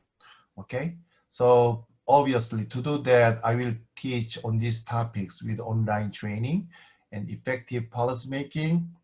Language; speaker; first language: English; non-native, fluent; Korean